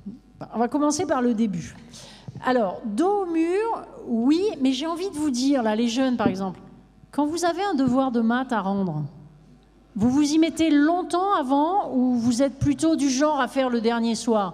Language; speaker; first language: French; native; French